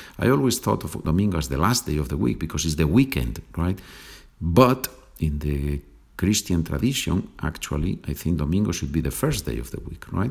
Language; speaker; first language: English; non-native, fluent; Spanish